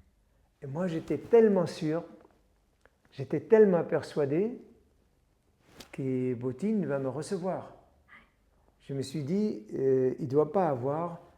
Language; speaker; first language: French; non-native, fluent; Arabic